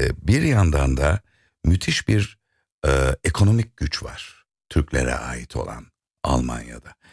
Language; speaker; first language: Turkish; native; Turkish